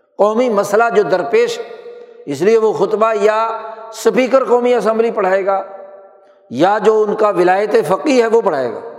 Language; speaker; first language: Urdu; native; Urdu